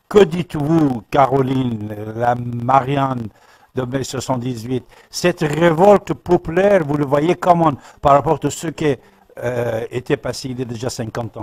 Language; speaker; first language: French; non-native, fluent; Persian